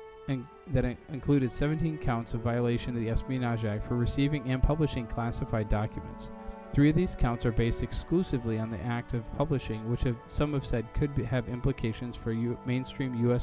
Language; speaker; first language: English; native; English